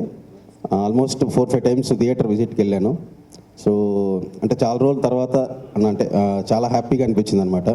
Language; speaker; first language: Telugu; native; Telugu